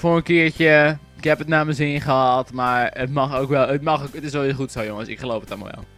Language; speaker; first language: Dutch; native; Dutch